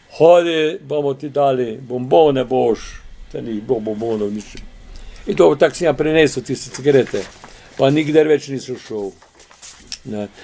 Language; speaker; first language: Slovenian; native; Slovenian